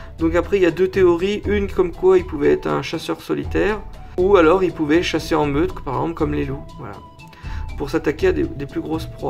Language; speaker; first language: French; native; French